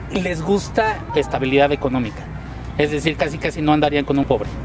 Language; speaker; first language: Spanish; native; Spanish